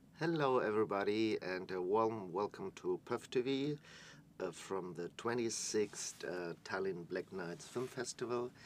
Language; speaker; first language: English; non-native, fluent; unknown